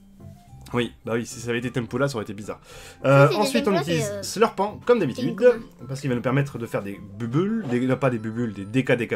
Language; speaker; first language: French; native; French